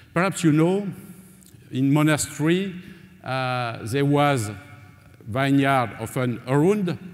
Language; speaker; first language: English; non-native, learner; French